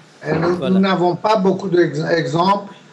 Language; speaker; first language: French; non-native, learner; Persian